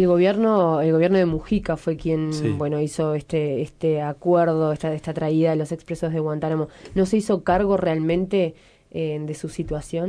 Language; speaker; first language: Spanish; native; Spanish